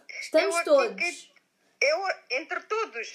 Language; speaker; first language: Portuguese; native; Portuguese